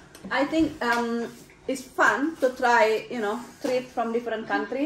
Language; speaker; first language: English; non-native, fluent; Indonesian